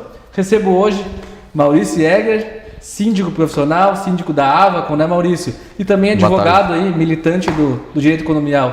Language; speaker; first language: Portuguese; native; Portuguese